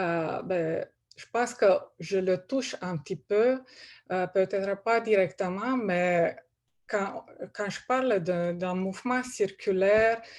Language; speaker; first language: French; non-native, fluent; Romanian